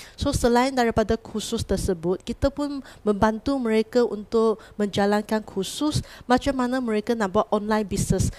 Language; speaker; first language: Malay; non-native, local second language; Chinese